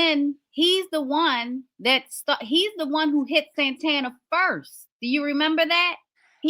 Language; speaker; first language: English; native; English